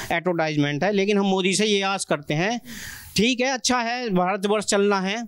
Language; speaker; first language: Hindi; native; Hindi